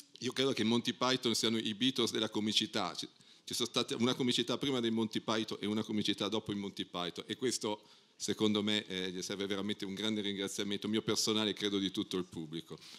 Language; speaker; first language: Italian; native; Italian